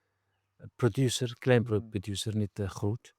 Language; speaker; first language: Dutch; non-native, learner; Arabic